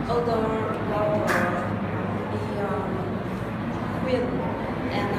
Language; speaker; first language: English; non-native, learner; Vietnamese